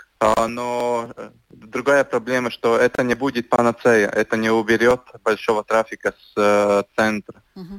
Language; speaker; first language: Russian; non-native, local second language; Latvian